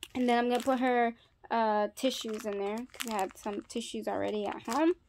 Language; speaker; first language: English; native; English